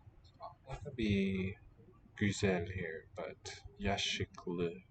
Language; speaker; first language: Turkish; non-native, learner; English